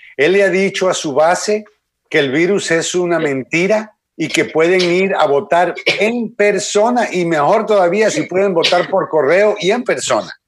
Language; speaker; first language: Spanish; native; Spanish